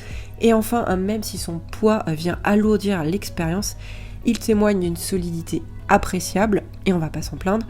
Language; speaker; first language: French; native; French